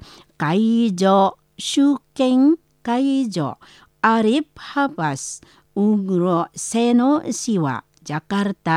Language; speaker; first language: Japanese; non-native, fluent; Indonesian